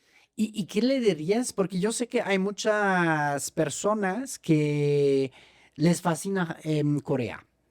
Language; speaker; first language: Spanish; non-native, fluent; German